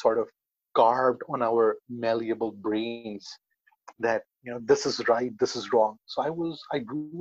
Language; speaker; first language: English; non-native, local second language; Hindi